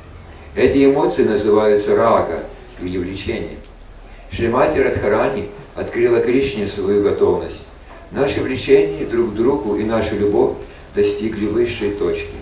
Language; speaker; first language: Russian; native; Russian